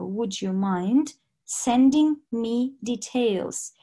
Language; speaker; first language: English; non-native, fluent; Russian